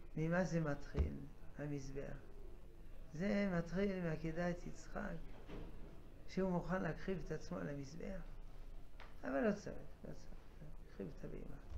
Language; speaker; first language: Hebrew; non-native, fluent; French